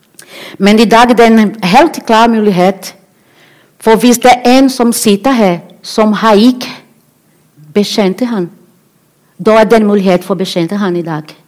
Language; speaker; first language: Norwegian; non-native, learner; Portuguese